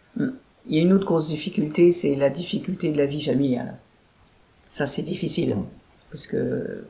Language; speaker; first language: French; native; French